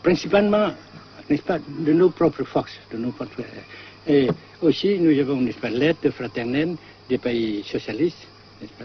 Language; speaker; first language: French; non-native, fluent; Vietnamese